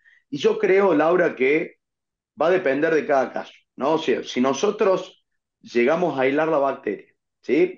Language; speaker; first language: Spanish; native; Spanish